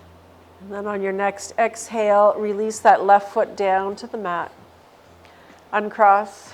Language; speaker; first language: English; native; English